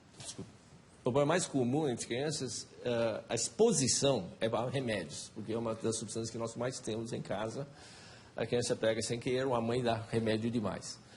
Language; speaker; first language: Portuguese; non-native, fluent; Chinese